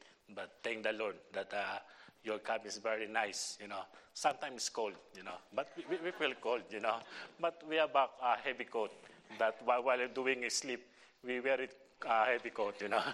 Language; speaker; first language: English; non-native, local second language; Filipino